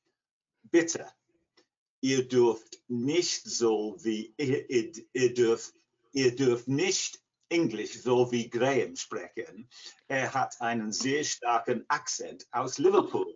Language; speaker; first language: German; non-native, fluent; English